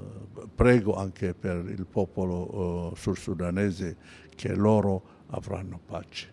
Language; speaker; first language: Italian; non-native, fluent; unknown